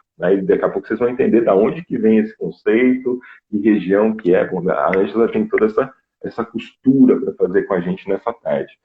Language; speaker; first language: Portuguese; native; Portuguese